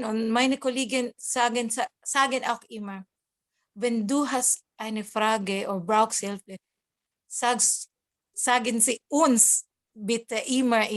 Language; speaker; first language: German; non-native, learner; Cebuano